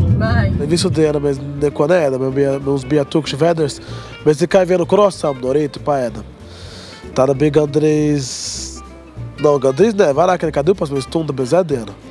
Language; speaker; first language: Latvian; non-native, learner; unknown